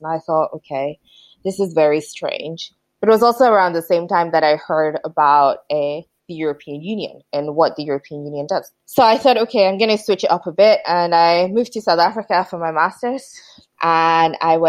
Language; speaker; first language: English; non-native, local second language; Yoruba